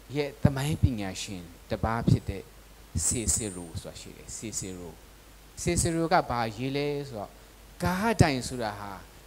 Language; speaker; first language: Burmese; non-native, local second language; Tedim Chin